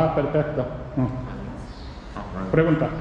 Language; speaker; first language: Spanish; non-native, learner; Korean